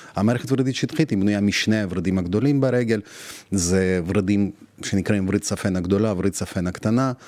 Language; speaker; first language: Hebrew; non-native, fluent; Russian